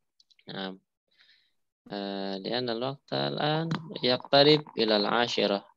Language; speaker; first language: Arabic; non-native, fluent; Indonesian